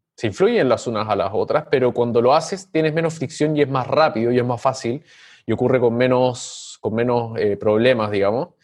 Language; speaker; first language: Spanish; native; Spanish